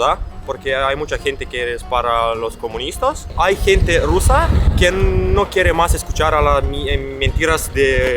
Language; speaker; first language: Spanish; non-native, learner; Romanian